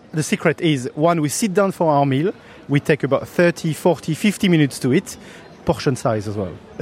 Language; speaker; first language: English; non-native, fluent; French